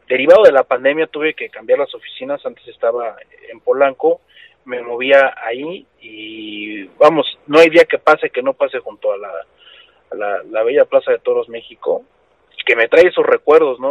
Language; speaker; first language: Spanish; native; Spanish